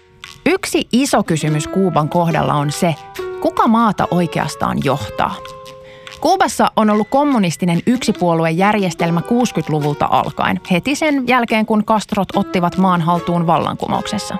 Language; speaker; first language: Finnish; native; Finnish